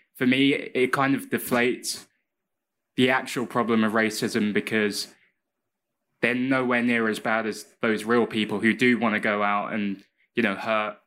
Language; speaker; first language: English; native; English